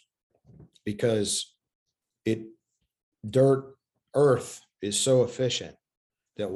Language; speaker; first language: English; native; English